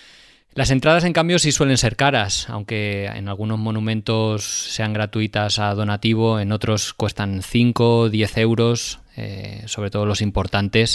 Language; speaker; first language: Spanish; native; Spanish